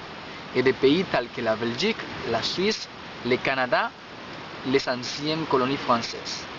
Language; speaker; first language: French; non-native, learner; Spanish